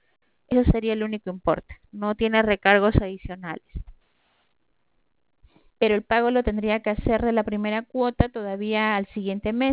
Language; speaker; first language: Spanish; native; Spanish